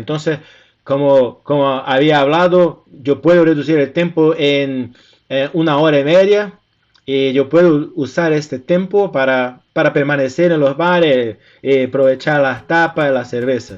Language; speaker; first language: Spanish; non-native, fluent; Portuguese